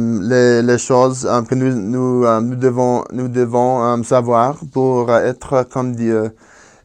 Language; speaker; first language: French; non-native, fluent; Spanish